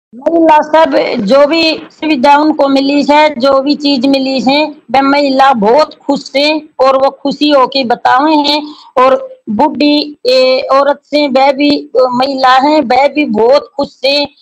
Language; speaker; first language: Hindi; native; Hindi